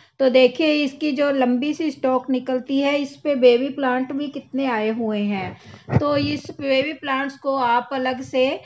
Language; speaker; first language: Hindi; native; Hindi